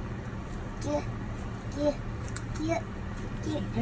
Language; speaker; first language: Japanese; early bilingual, other home language; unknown